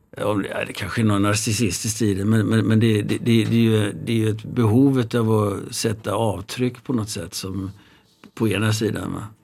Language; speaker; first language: Swedish; native; Swedish